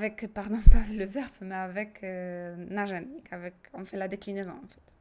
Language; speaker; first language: French; non-native, fluent; Polish